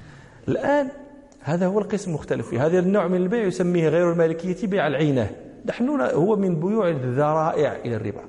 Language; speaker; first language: Arabic; native; Arabic